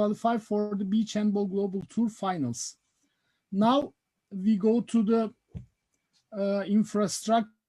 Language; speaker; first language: English; non-native, fluent; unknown